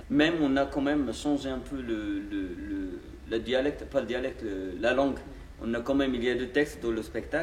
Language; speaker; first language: French; non-native, local second language; Arabic